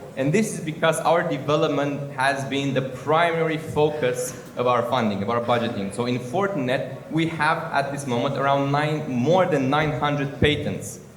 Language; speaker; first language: English; non-native, fluent; Romanian